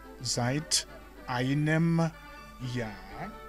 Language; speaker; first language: German; non-native, fluent; Rundi